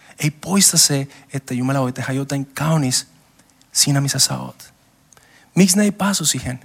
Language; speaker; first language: Finnish; non-native, learner; Spanish